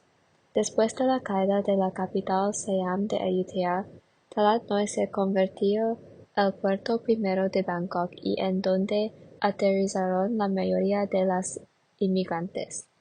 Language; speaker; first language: Spanish; non-native, learner; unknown